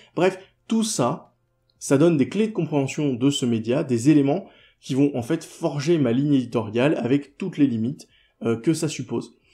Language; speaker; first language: French; native; French